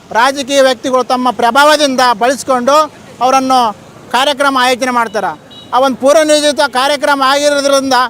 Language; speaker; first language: Kannada; native; Kannada